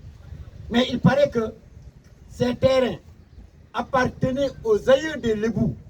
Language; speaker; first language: French; non-native, local second language; Wolof